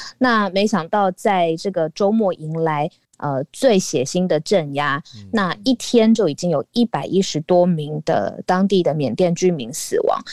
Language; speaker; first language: Chinese; native; Chinese